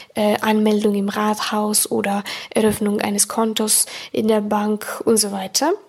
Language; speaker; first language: German; non-native, fluent; Serbian